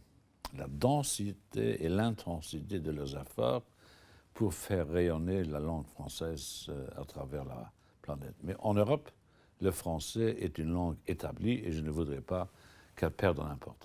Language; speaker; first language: French; non-native, local second language; Luxembourgish